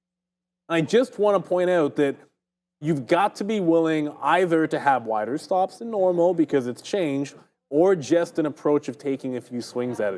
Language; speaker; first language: English; native; English